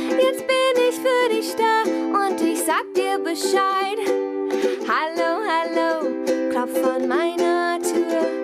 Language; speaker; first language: German; non-native, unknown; English